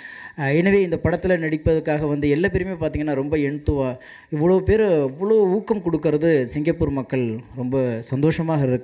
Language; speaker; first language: Tamil; native; Tamil